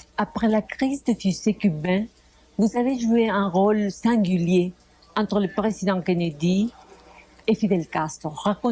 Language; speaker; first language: French; non-native, fluent; Spanish